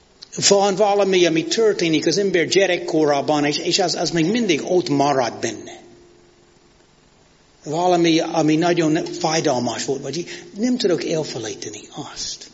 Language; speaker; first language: Hungarian; non-native, fluent; English